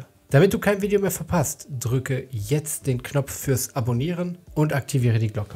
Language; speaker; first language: German; native; German